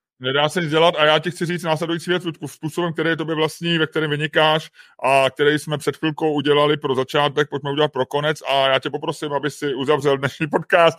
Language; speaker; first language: Czech; native; Czech